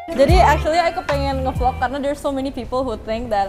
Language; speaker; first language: English; early bilingual, other home language; Indonesian